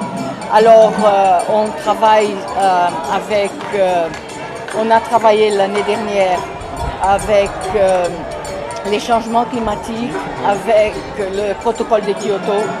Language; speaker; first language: French; non-native, fluent; Portuguese